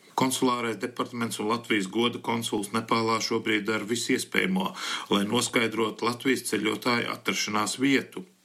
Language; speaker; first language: Latvian; early bilingual, heritage; Latvian